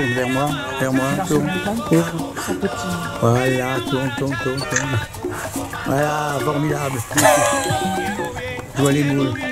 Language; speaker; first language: French; native; French